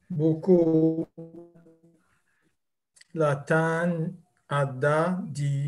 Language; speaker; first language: Indonesian; non-native, learner; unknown